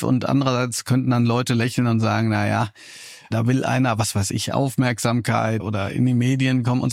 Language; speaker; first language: German; native; German